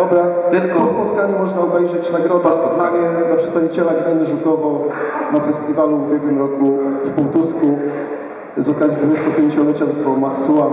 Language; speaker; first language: Polish; native; Polish